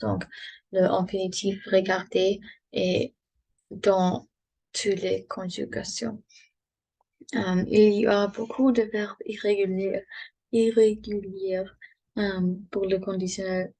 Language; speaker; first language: French; non-native, learner; English